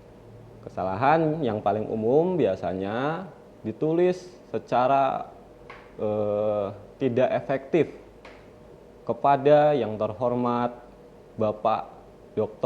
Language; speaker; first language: Indonesian; native; Indonesian